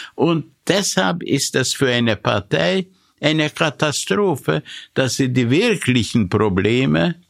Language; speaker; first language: German; non-native, fluent; Hungarian